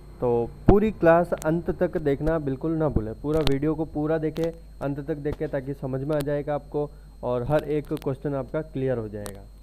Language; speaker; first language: Hindi; native; Hindi